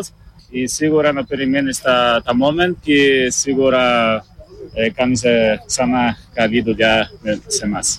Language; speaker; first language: Greek; non-native, learner; Portuguese